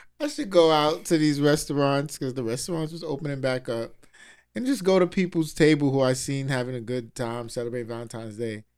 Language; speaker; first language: English; native; English